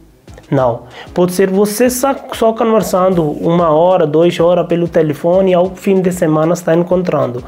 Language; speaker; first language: Portuguese; non-native, learner; Hindi